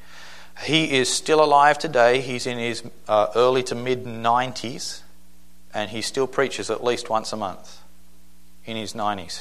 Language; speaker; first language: English; native; English